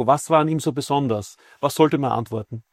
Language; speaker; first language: German; native; German